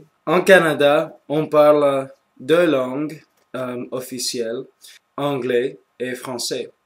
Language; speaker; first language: French; non-native, local second language; English